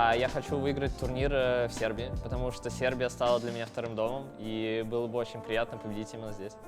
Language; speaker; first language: Russian; native; Russian